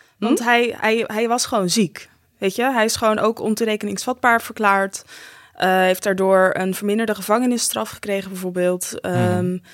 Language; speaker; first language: Dutch; native; Dutch